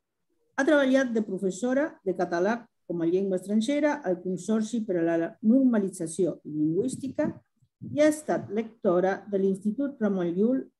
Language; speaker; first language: Catalan; non-native, fluent; Spanish